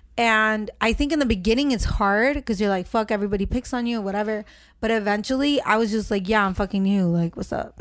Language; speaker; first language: English; early bilingual, other home language; Spanish